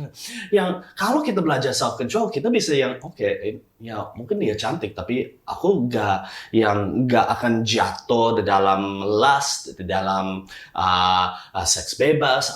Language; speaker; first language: Indonesian; non-native, fluent; English